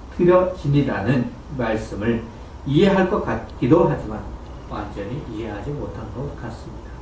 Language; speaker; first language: Korean; native; Korean